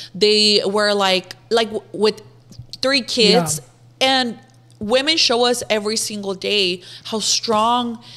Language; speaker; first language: English; non-native, fluent; Spanish